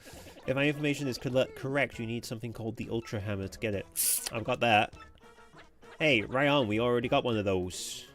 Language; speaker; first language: English; native; English